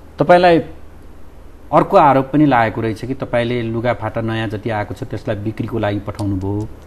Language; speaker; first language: Nepali; native; Nepali